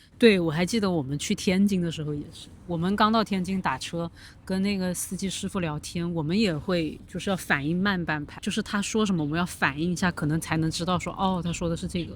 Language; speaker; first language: Chinese; native; Chinese